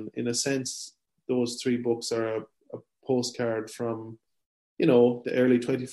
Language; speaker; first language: English; native; English